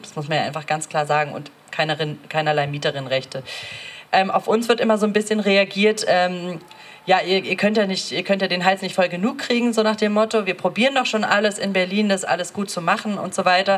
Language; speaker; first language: German; native; German